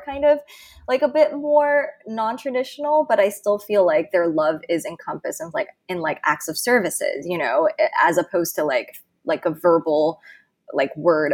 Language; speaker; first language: English; non-native, local second language; Cantonese